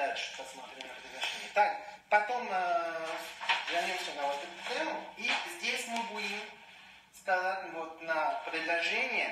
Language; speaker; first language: Russian; non-native, learner; French